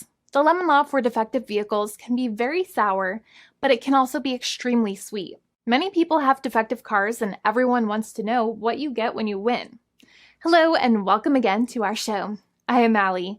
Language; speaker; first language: English; native; English